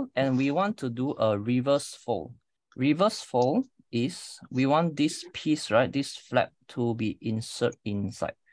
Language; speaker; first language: English; non-native, local second language; Malay